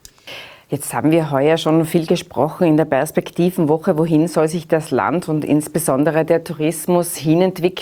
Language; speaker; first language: German; native; German